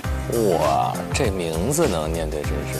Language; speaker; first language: Chinese; native; Chinese